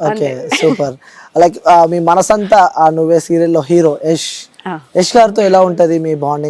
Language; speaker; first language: Telugu; native; Telugu